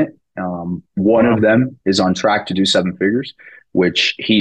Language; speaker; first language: English; early bilingual, other home language; Spanish